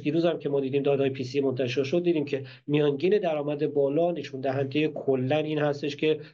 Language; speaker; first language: Persian; native; Persian